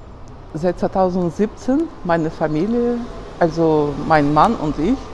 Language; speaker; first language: German; non-native, fluent; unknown